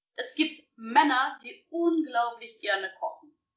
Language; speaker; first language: German; non-native, fluent; Russian